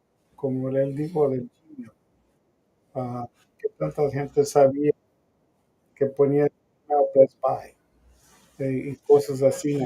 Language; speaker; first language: Spanish; non-native, learner; English